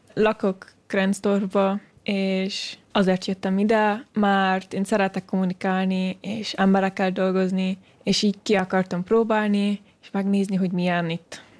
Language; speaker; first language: Hungarian; early bilingual, heritage; Hungarian